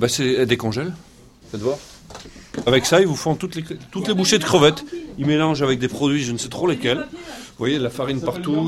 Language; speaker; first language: French; native; French